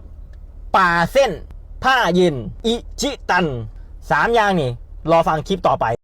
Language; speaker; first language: Thai; native; Thai